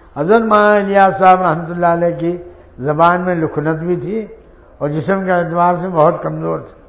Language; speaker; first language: Urdu; native; Urdu